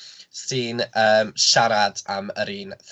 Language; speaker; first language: Welsh; non-native, local second language; English